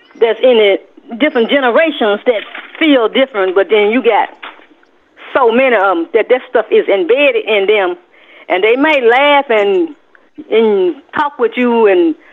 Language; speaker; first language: English; native; English